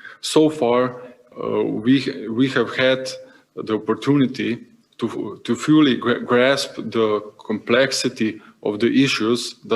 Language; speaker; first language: English; non-native, fluent; Slovenian